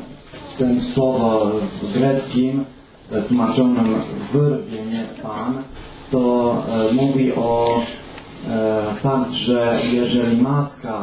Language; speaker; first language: Polish; non-native, learner; Romanian